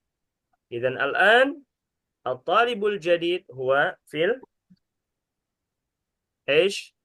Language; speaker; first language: Arabic; non-native, fluent; Indonesian